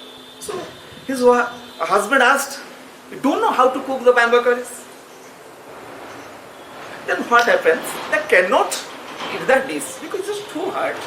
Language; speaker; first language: English; non-native, local second language; Odia